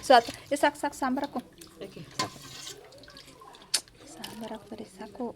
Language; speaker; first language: Kannada; native; Kannada